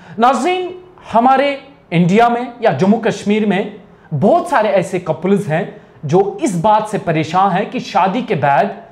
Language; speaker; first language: Hindi; non-native, local second language; Kashmiri